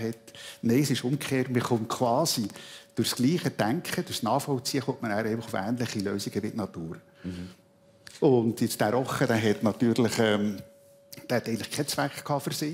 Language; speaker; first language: German; native; German